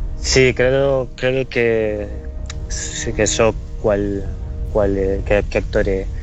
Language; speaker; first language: Italian; non-native, learner; Spanish